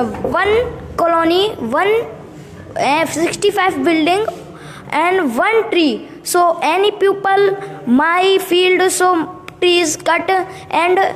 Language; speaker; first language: English; non-native, local second language; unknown